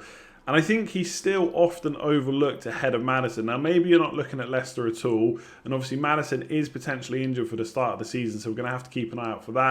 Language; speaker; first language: English; native; English